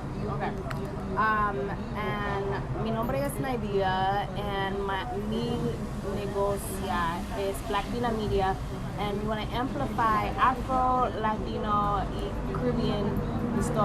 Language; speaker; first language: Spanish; non-native, learner; English